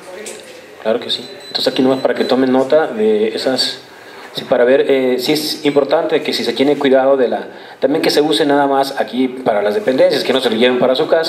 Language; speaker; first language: Spanish; native; Spanish